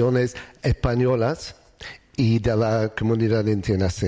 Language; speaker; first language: Spanish; non-native, learner; English